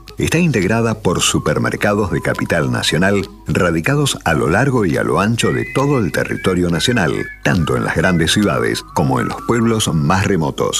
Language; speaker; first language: Spanish; native; Spanish